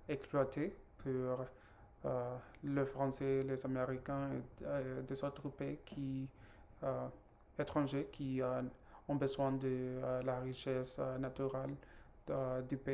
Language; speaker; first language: French; non-native, learner; Spanish